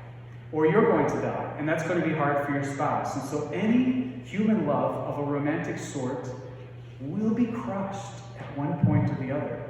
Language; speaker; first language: English; native; English